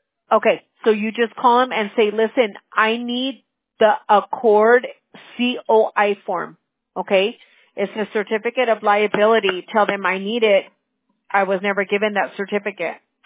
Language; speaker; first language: English; early bilingual, other home language; Spanish